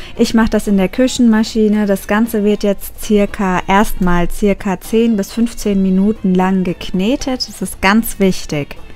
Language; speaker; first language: German; early bilingual, other home language; Turkish